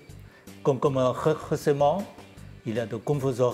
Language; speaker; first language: French; non-native, learner; Chinese